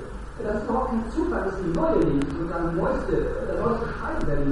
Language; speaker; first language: German; native; German